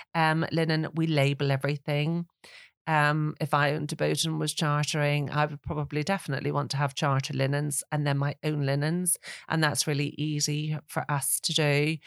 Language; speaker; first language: English; native; English